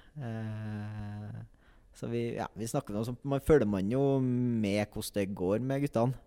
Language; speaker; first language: Norwegian; native; Norwegian